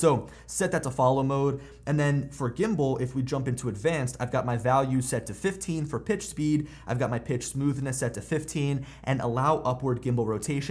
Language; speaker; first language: English; native; English